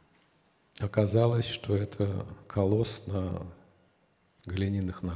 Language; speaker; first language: Russian; native; Russian